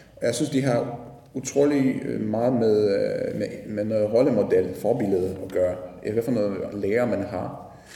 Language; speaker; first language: Danish; non-native, fluent; Polish